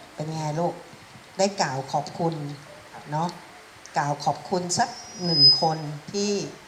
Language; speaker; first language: Thai; native; Thai